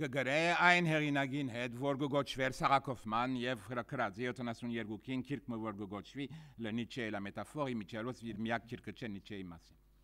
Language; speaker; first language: Armenian; early bilingual, heritage; Armenian